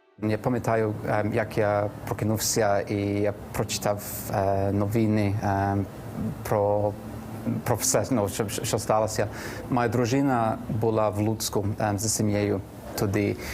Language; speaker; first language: Ukrainian; non-native, fluent; English